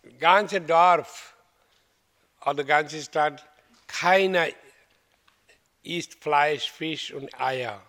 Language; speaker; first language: German; non-native, learner; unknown